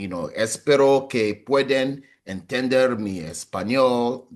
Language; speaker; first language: Spanish; non-native, learner; English